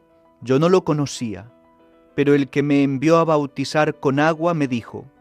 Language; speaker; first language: Spanish; native; Spanish